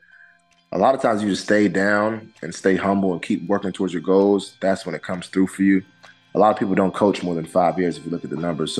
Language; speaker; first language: English; native; English